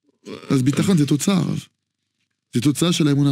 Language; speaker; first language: Hebrew; non-native, fluent; French